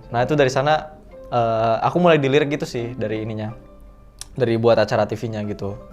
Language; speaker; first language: Indonesian; native; Indonesian